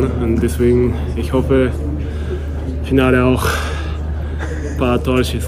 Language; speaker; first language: German; non-native, learner; Japanese